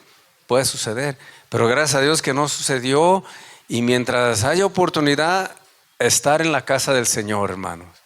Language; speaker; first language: Spanish; native; Spanish